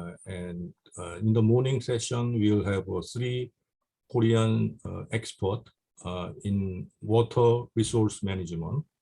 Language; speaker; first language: English; non-native, fluent; Korean